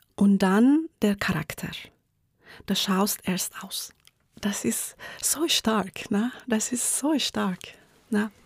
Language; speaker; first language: German; non-native, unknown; Persian